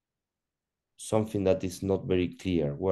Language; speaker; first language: English; non-native, learner; Spanish